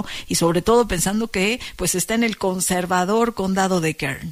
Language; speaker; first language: Spanish; native; Spanish